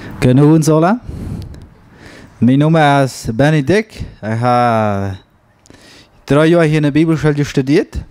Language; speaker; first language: German; non-native, learner; Plautdietsch